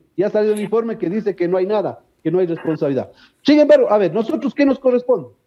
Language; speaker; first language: Spanish; native; Spanish